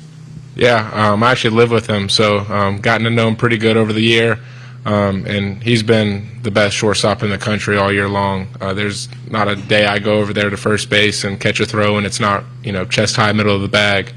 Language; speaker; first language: English; native; English